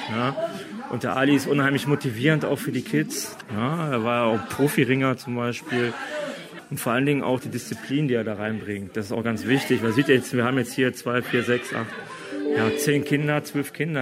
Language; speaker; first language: German; native; German